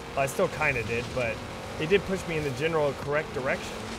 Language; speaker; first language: English; native; English